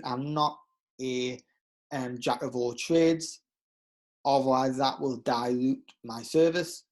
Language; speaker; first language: English; native; English